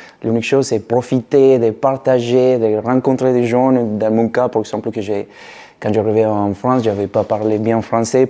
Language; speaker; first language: French; non-native, fluent; Spanish